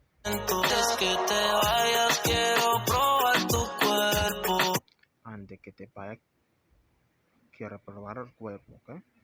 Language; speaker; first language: Spanish; non-native, fluent; English